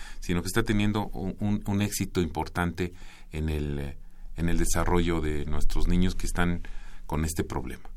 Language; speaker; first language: Spanish; native; Spanish